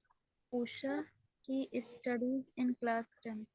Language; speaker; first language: English; non-native, local second language; Hindi